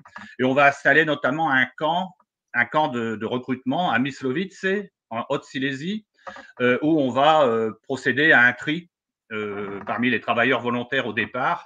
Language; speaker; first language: French; native; French